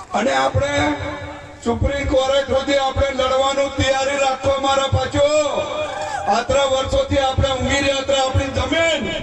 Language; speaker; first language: Gujarati; non-native, local second language; Rathawi